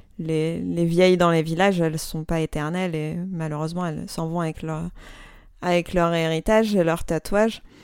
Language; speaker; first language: French; non-native, local second language; Arabic